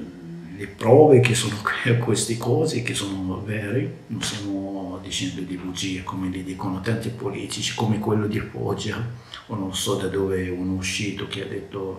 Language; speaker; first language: Italian; non-native, learner; Arabic